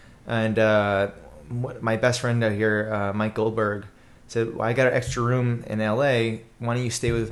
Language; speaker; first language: English; native; English